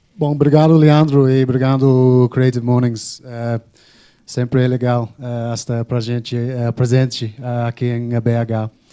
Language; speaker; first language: Portuguese; non-native, fluent; English